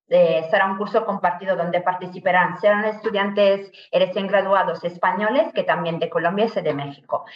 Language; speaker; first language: Spanish; non-native, fluent; Italian